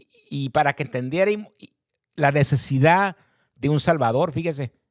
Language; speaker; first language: Spanish; native; Spanish